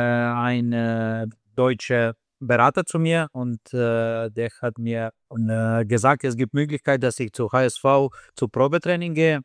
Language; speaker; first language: German; non-native, fluent; Slovenian